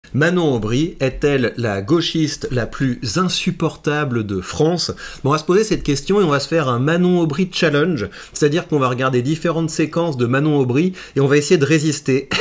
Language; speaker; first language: French; native; French